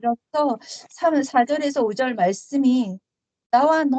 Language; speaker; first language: Korean; native; Korean